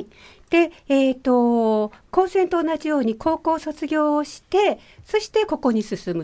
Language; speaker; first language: Japanese; native; Japanese